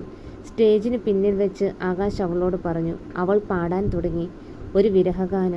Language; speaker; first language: Malayalam; native; Malayalam